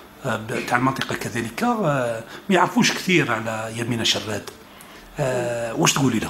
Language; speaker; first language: Arabic; native; Arabic